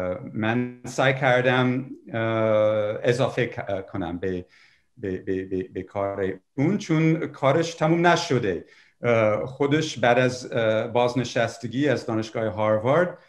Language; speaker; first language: Persian; non-native, fluent; English